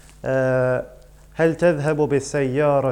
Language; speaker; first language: Arabic; non-native, fluent; English